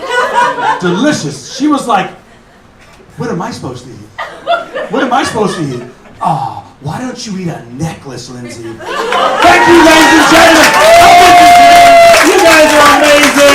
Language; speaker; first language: English; native; English